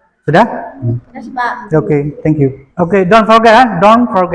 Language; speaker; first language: English; non-native, learner; Indonesian